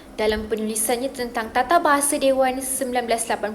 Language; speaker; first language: Malay; native; Malay